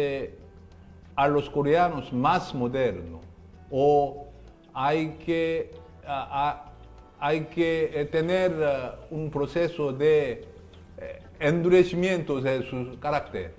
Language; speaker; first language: Spanish; non-native, learner; Korean